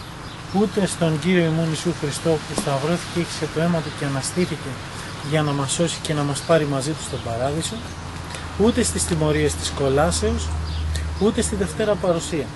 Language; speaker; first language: Greek; native; Greek